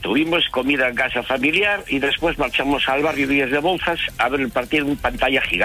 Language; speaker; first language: Spanish; native; Spanish